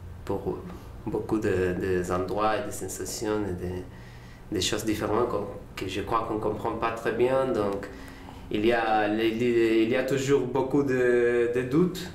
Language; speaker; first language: French; non-native, learner; Spanish